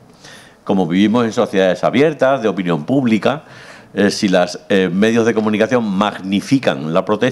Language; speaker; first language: Spanish; native; Spanish